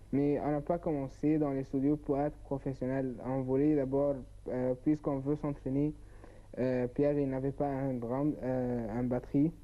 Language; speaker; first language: French; non-native, learner; Arabic